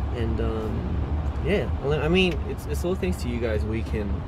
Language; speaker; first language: English; early bilingual, other home language; Korean